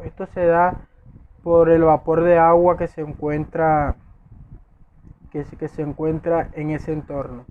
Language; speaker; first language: Spanish; native; Spanish